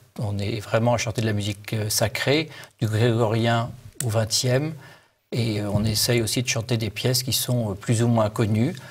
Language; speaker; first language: French; native; French